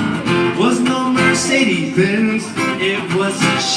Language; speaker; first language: English; native; English